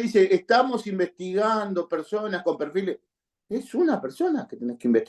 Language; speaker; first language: Spanish; native; Spanish